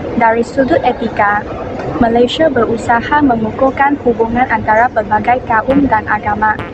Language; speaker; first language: Malay; non-native, local second language; Chinese